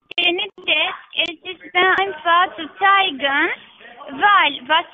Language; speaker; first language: German; non-native, learner; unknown